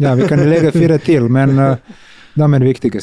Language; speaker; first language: Swedish; non-native, learner; Serbian